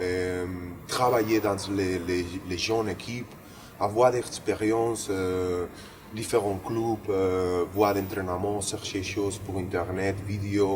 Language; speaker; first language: French; non-native, learner; Spanish